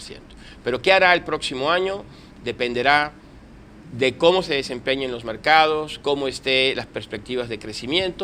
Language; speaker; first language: Spanish; native; Spanish